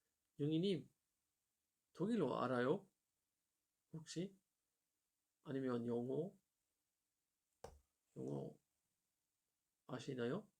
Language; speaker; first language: Korean; non-native, learner; German